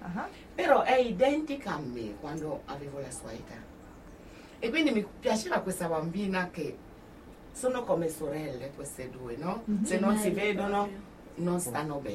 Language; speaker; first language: Italian; non-native, fluent; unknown